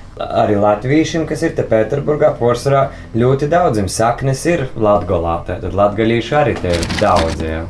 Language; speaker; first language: Latvian; native; Latvian